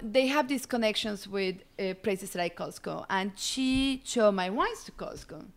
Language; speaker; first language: English; non-native, fluent; Spanish